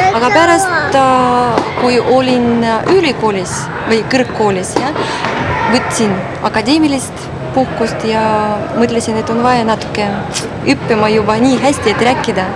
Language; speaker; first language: Estonian; non-native, local second language; Russian